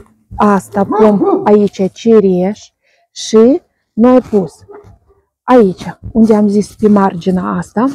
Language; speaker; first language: Romanian; non-native, learner; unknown